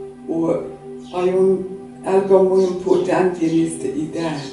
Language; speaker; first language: Spanish; non-native, learner; English